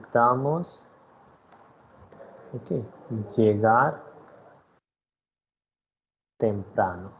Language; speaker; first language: Spanish; non-native, fluent; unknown